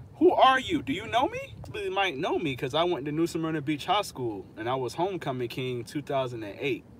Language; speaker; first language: English; native; English